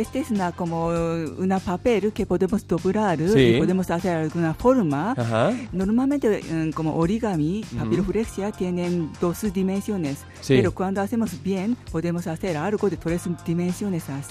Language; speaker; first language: Spanish; non-native, learner; Japanese